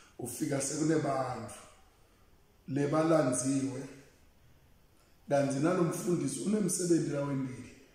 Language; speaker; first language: Zulu; non-native, local second language; Swati